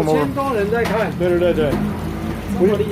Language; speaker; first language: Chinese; non-native, learner; English